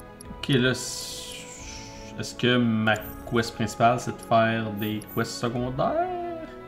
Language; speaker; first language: French; native; French